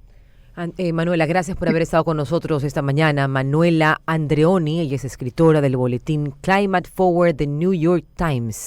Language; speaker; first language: Spanish; native; Spanish